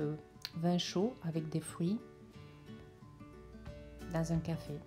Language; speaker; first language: French; non-native, fluent; Russian